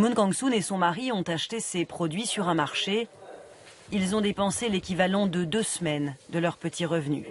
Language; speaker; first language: French; native; French